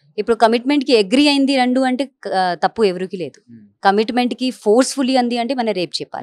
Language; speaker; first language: Telugu; non-native, local second language; Hindi